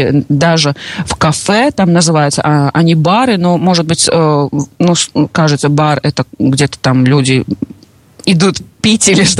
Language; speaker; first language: Russian; non-native, local second language; Latvian